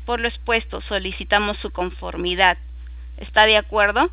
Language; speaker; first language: Spanish; native; Spanish